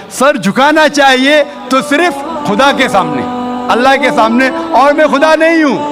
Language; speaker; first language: Hindi; non-native, local second language; Konkani